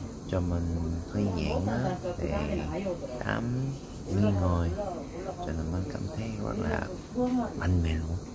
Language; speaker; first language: Vietnamese; non-native, learner; Korean